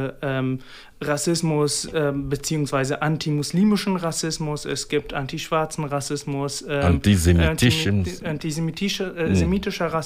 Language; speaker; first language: German; non-native, fluent; Arabic